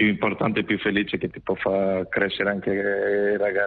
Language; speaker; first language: Italian; non-native, fluent; Macedonian